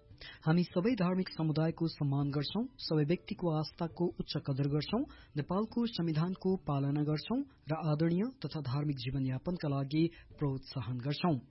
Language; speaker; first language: Nepali; native; Nepali